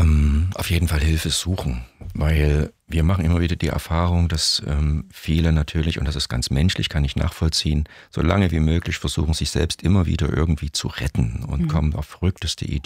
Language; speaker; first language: German; native; German